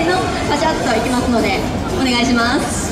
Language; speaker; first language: Japanese; native; Japanese